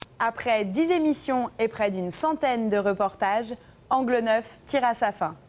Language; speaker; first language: French; native; French